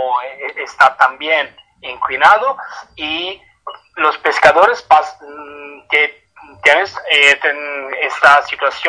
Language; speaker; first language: Spanish; non-native, fluent; Italian